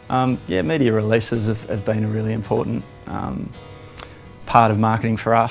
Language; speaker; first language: English; native; English